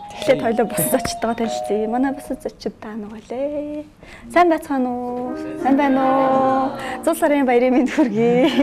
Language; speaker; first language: Mongolian; native; Mongolian